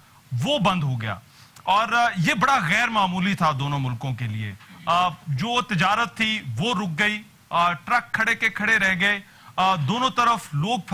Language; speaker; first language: Urdu; native; Urdu